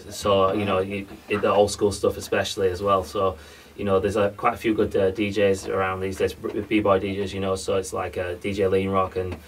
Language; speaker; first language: English; native; English